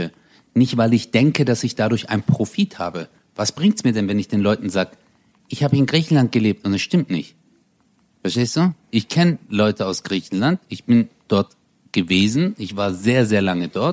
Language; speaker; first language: German; early bilingual, other home language; Turkish